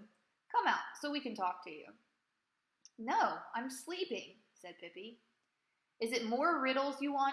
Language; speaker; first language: English; native; English